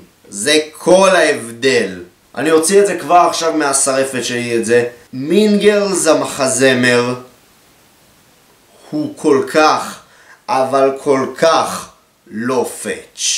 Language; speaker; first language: Hebrew; native; Hebrew